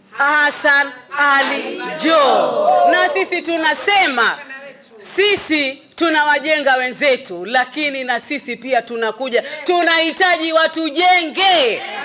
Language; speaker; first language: Swahili; native; Swahili